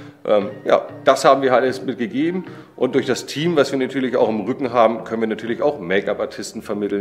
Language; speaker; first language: German; native; German